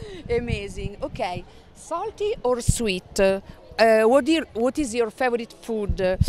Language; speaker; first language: English; non-native, learner; Italian